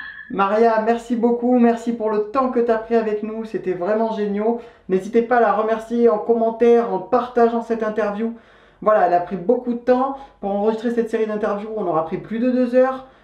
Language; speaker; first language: French; native; French